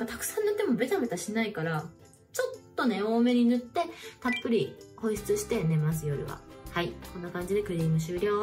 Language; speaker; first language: Japanese; native; Japanese